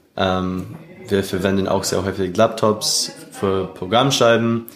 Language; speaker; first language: German; non-native, fluent; English